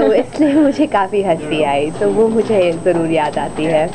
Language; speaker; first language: Hindi; native; Hindi